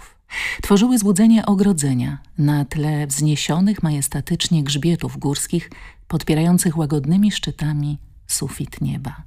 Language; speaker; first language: Polish; native; Polish